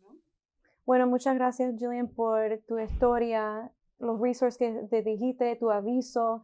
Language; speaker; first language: Spanish; early bilingual, heritage; Spanish